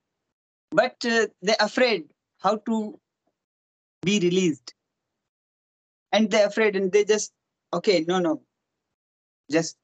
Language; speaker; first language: English; non-native, local second language; Hindi